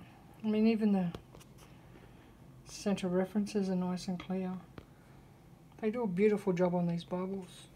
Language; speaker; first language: English; native; English